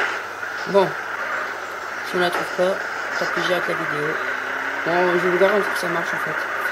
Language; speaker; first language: French; native; French